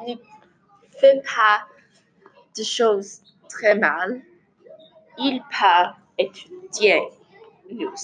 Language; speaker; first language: French; non-native, learner; English